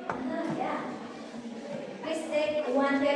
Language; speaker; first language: English; non-native, learner; Indonesian